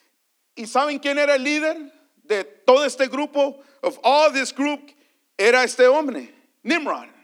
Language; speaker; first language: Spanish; early bilingual, heritage; Spanish